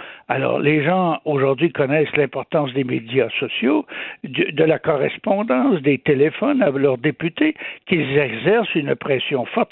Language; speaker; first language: French; native; French